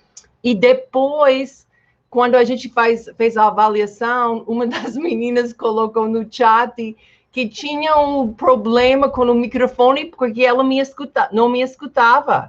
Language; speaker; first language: Portuguese; non-native, fluent; English